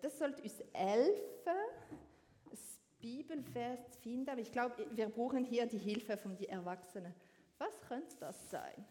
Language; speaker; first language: German; non-native, learner; French